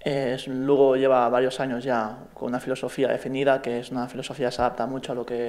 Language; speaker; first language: Spanish; native; Spanish